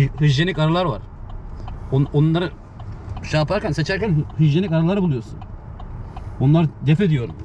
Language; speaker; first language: Turkish; native; Turkish